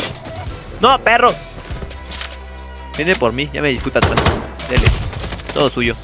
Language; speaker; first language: Spanish; native; Spanish